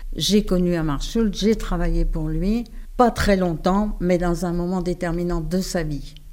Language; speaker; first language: French; native; French